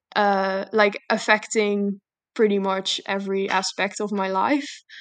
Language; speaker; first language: English; non-native, fluent; Dutch